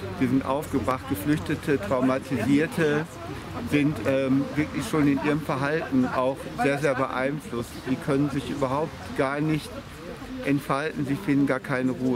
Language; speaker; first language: German; native; German